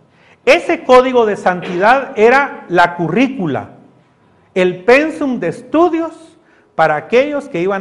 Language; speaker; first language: Spanish; native; Spanish